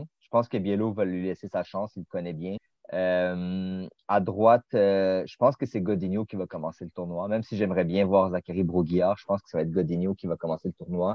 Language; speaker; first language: French; native; French